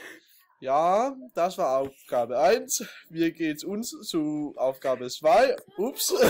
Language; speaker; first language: German; non-native, learner; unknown